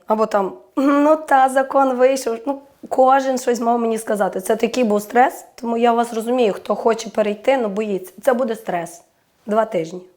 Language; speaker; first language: Ukrainian; native; Ukrainian